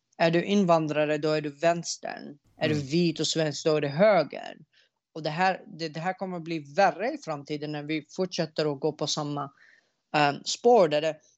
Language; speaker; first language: Swedish; early bilingual, other home language; Arabic